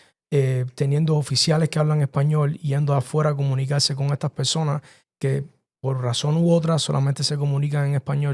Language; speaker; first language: Spanish; early bilingual, other home language; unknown